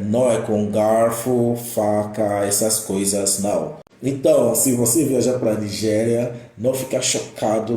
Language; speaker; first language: Portuguese; non-native, fluent; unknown